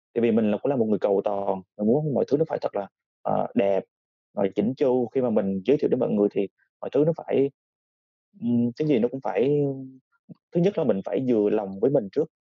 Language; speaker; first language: Vietnamese; native; Vietnamese